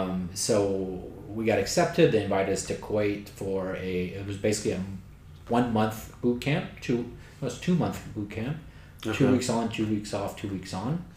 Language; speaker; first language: English; native; English